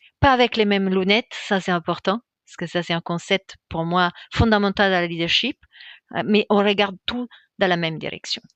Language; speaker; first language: French; non-native, fluent; Italian